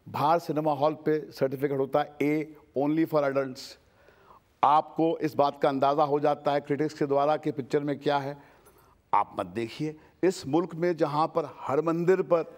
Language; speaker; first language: Hindi; native; Hindi